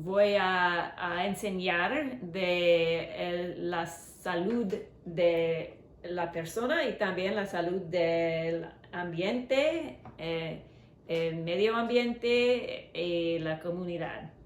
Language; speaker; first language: Spanish; non-native, learner; English